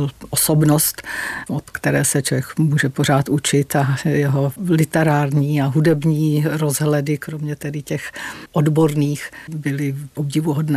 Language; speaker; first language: Czech; native; Czech